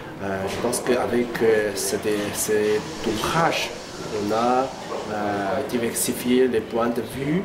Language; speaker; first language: French; non-native, fluent; Chinese